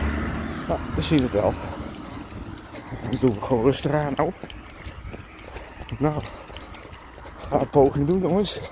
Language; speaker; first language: Dutch; native; Dutch